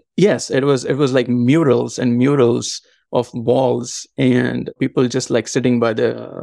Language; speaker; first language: English; non-native, local second language; Marathi